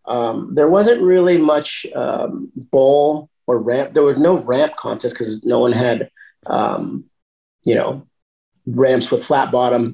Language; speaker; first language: English; native; English